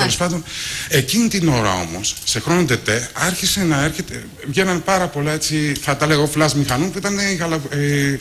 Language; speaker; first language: Greek; native; Greek